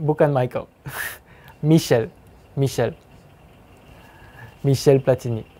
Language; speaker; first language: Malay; non-native, fluent; French